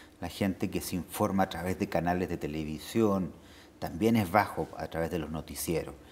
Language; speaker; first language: Spanish; native; Spanish